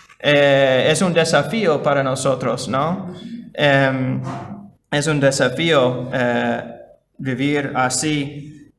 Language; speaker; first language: Spanish; non-native, fluent; English